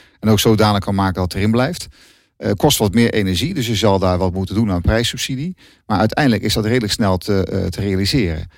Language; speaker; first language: Dutch; native; Dutch